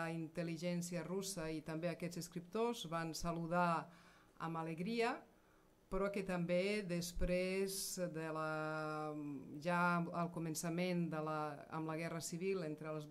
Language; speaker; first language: Catalan; non-native, fluent; Serbian